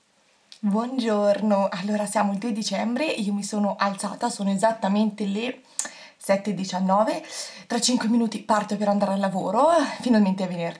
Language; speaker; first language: Italian; native; Italian